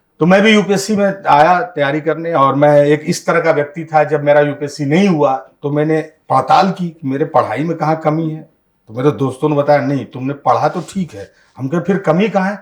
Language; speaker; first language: Hindi; native; Hindi